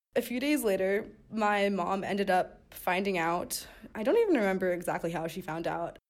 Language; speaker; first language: English; native; English